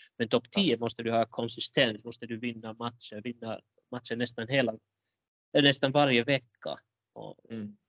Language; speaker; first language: Swedish; non-native, local second language; Finnish